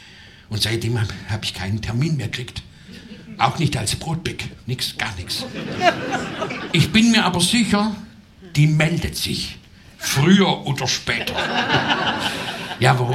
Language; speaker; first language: German; native; German